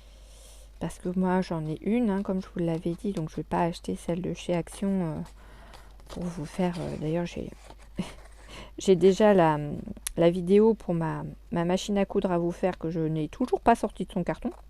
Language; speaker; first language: French; native; French